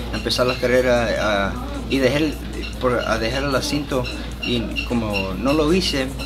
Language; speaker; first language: Spanish; early bilingual, heritage; Spanish